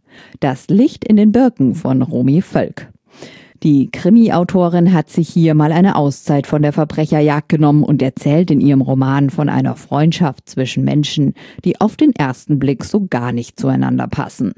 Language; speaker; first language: German; native; German